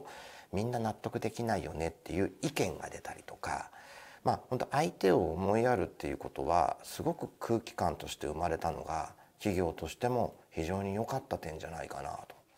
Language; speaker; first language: Japanese; native; Japanese